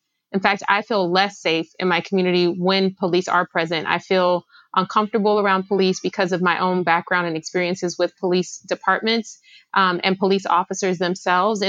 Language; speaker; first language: English; native; English